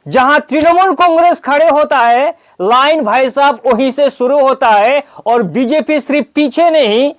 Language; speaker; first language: Hindi; non-native, local second language; Bangla